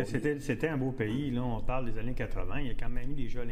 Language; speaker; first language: French; native; French